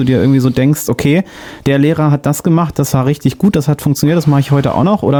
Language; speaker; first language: German; native; German